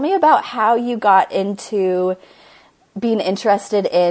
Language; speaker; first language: English; native; English